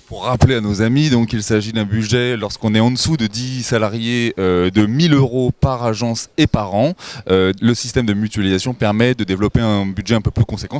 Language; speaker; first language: French; native; French